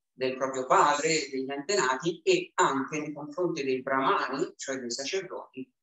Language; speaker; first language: Italian; native; Italian